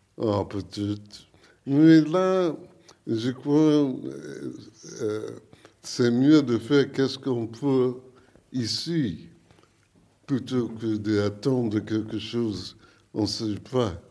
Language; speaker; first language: French; non-native, learner; English